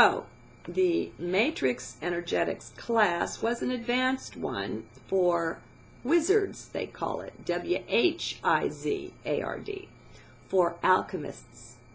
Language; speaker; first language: English; native; English